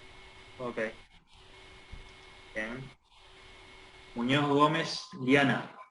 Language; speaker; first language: Spanish; native; Spanish